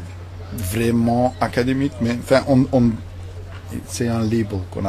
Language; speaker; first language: French; non-native, local second language; Dutch